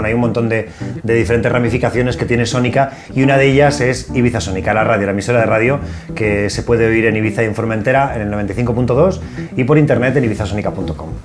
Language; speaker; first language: Spanish; native; Spanish